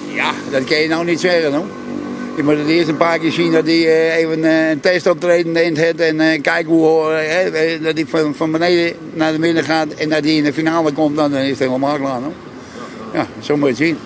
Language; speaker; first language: Dutch; native; Dutch